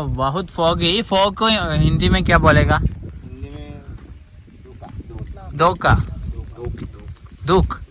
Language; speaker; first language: Hindi; non-native, learner; Malayalam